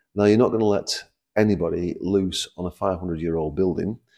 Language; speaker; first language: English; native; English